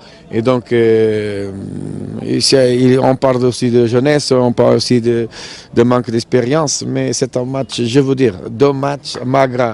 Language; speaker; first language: French; non-native, fluent; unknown